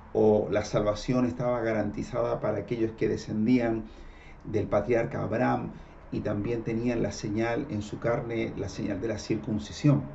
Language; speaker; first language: Spanish; native; Spanish